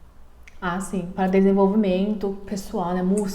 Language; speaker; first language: Portuguese; non-native, learner; Chinese